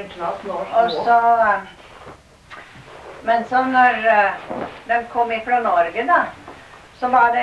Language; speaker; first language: Norwegian; early bilingual, heritage; Norwegian